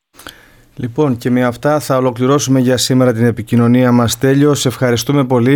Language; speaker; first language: Greek; native; Greek